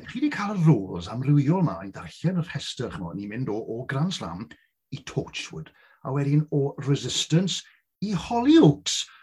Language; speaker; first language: Welsh; native; Welsh